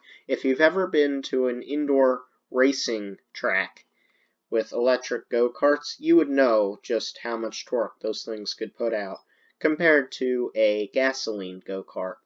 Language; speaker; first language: English; native; English